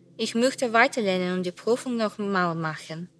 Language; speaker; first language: German; non-native, learner; Serbian